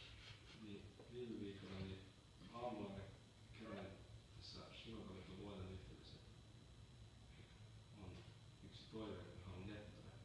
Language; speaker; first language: Finnish; non-native, learner; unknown